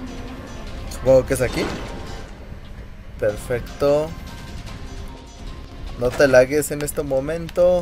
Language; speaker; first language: Spanish; native; Spanish